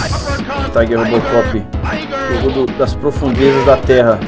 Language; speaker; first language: Portuguese; native; Portuguese